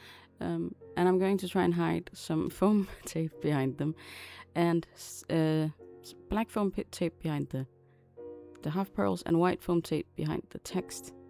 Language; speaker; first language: English; non-native, fluent; Danish